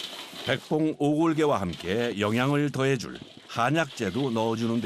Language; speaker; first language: Korean; native; Korean